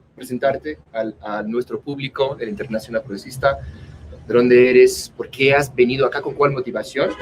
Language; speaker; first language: Spanish; non-native, fluent; English